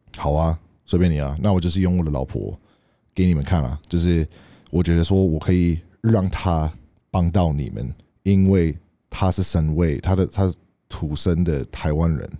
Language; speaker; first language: Chinese; native; Chinese